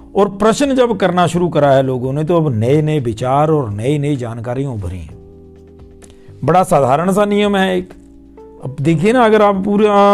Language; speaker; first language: Hindi; native; Hindi